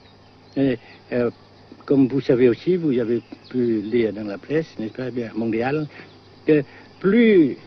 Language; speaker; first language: French; non-native, local second language; Vietnamese